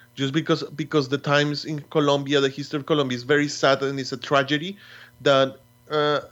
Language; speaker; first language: English; non-native, fluent; Spanish